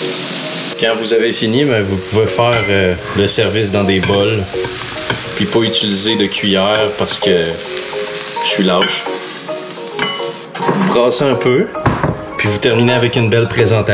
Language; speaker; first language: French; native; French